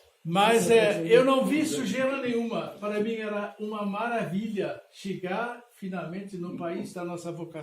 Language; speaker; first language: Portuguese; non-native, fluent; German